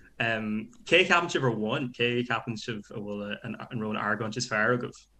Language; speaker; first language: Irish; non-native, local second language; English